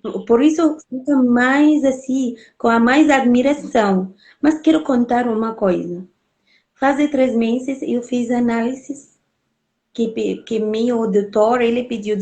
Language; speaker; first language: Portuguese; non-native, fluent; Arabic